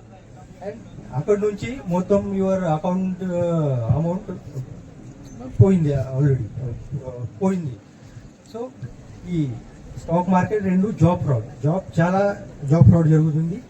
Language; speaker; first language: Telugu; non-native, learner; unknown